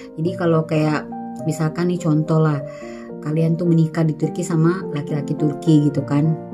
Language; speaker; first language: Indonesian; native; Indonesian